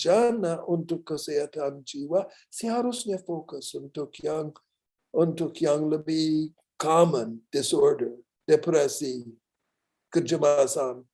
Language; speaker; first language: Indonesian; non-native, learner; English